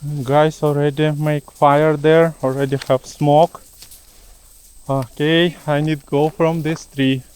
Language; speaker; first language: English; non-native, learner; Russian